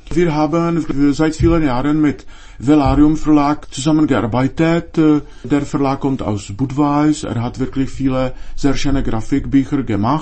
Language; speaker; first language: German; non-native, fluent; Czech